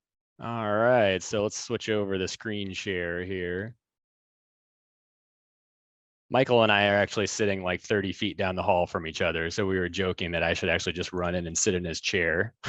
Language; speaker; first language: English; native; English